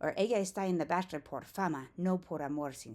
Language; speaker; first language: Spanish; non-native, fluent; English